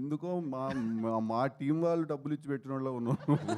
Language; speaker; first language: Telugu; native; Telugu